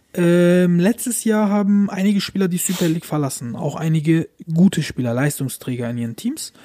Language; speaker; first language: German; early bilingual, other home language; Turkish